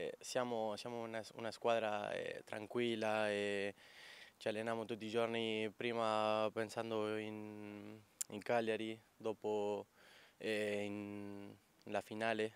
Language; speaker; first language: Italian; non-native, fluent; Spanish